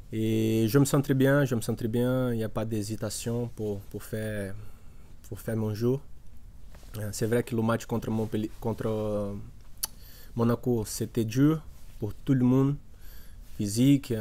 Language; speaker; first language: French; non-native, learner; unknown